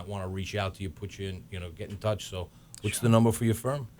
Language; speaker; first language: English; native; English